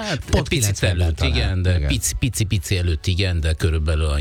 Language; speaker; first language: Hungarian; non-native, fluent; Italian